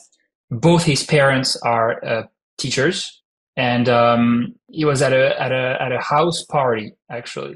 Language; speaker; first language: English; non-native, fluent; French